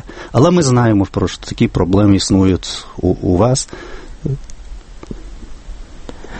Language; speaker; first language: Ukrainian; non-native, fluent; Lithuanian